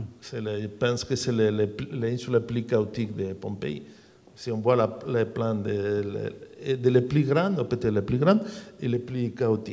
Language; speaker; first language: French; non-native, learner; Spanish